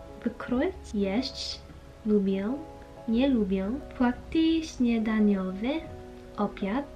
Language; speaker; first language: Polish; non-native, learner; English